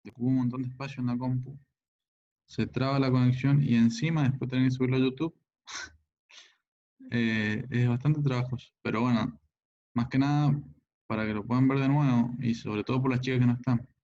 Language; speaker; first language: Spanish; native; Spanish